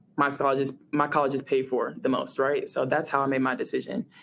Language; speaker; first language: English; native; English